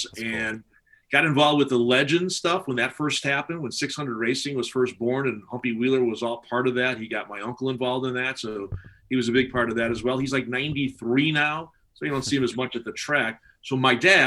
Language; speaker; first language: English; native; English